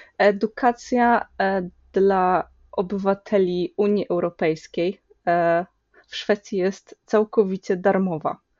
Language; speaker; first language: Polish; native; Polish